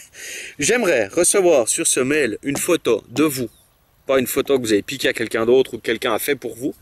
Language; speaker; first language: French; native; French